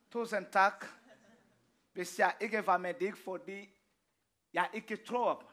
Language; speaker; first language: Danish; non-native, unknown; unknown